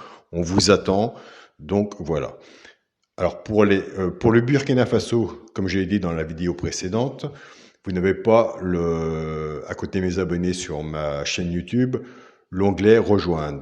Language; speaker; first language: French; native; French